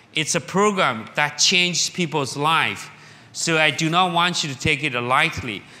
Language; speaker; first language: English; non-native, fluent; Chinese